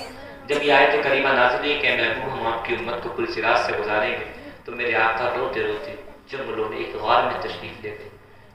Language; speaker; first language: Urdu; native; Urdu